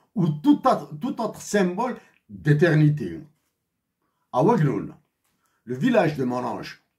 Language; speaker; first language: French; non-native, local second language; Kabyle